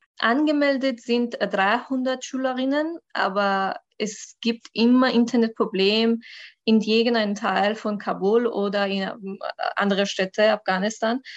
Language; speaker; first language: German; non-native, learner; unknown